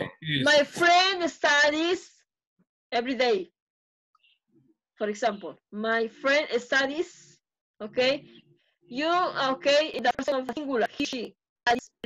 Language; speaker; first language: English; non-native, fluent; Spanish